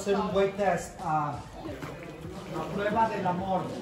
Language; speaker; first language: Spanish; native; Spanish